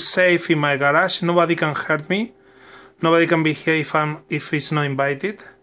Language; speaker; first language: English; non-native, learner; Spanish